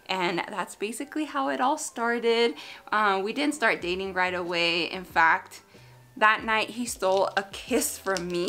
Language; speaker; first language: English; native; English